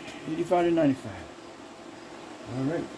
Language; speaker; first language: English; native; English